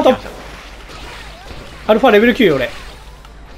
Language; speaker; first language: Japanese; native; Japanese